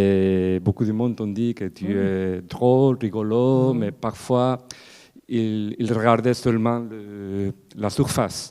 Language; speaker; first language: French; non-native, fluent; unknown